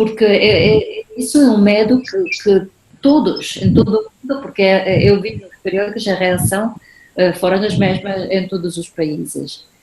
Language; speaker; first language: Portuguese; non-native, fluent; Spanish